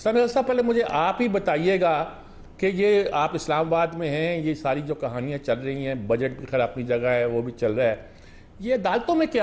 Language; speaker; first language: Urdu; native; Urdu